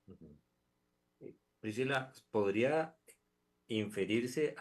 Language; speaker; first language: Spanish; native; Spanish